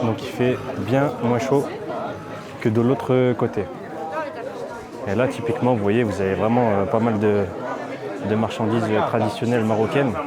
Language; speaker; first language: French; native; French